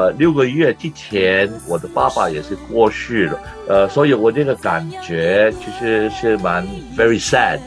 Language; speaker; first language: Chinese; non-native, local second language; Cantonese